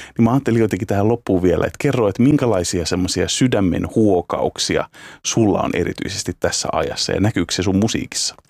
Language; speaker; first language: Finnish; native; Finnish